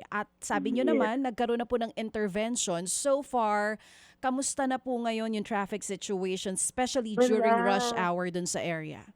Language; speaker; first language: Filipino; native; Filipino